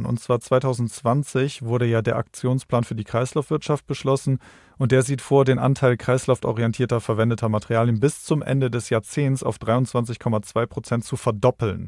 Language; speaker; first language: German; native; German